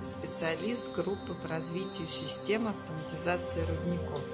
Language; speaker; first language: Russian; native; Russian